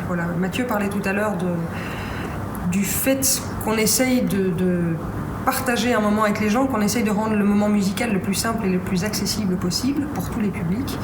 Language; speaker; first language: French; native; French